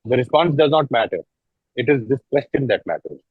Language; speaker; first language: English; non-native, local second language; Urdu